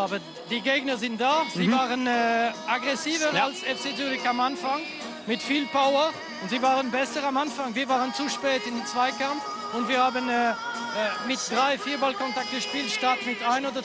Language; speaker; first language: German; non-native, local second language; French